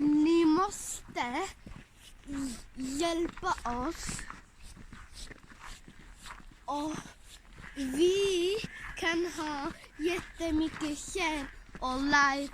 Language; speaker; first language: Swedish; early bilingual, other home language; Somali